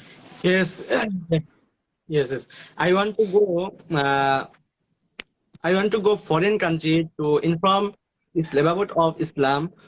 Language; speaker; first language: English; non-native, learner; Bangla